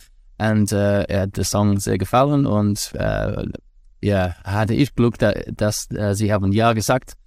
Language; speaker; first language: German; non-native, learner; English